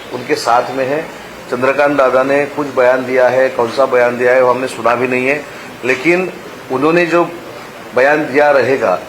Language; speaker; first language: Hindi; non-native, local second language; Marathi